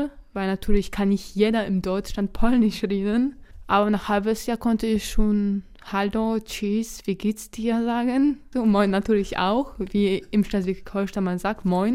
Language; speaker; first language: German; non-native, fluent; Polish